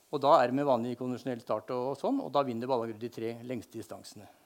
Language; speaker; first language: Norwegian; native; Norwegian